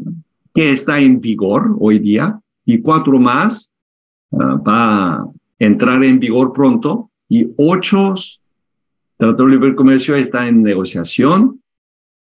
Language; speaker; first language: Spanish; non-native, fluent; Korean